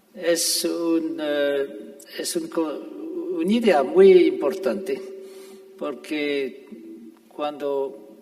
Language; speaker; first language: Spanish; non-native, fluent; French